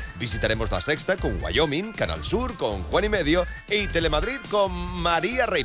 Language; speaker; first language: Spanish; native; Spanish